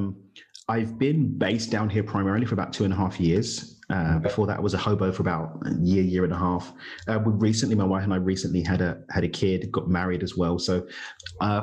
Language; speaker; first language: English; native; English